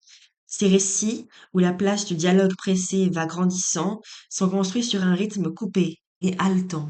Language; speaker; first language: French; native; French